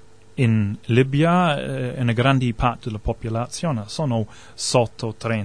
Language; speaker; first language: Italian; non-native, learner; English